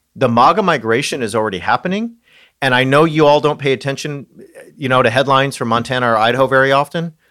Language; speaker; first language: English; native; English